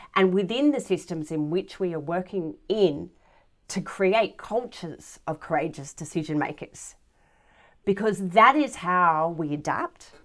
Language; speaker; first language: English; native; English